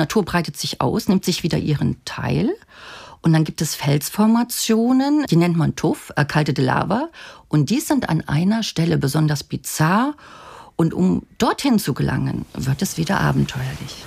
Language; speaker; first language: German; native; German